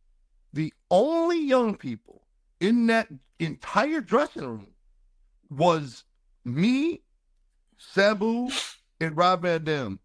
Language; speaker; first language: English; native; English